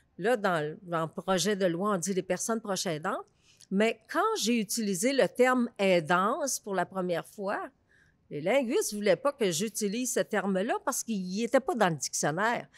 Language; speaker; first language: French; native; French